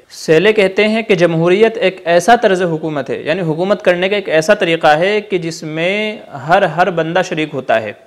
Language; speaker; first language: Urdu; native; Urdu